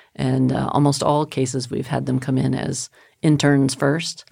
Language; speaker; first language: English; native; English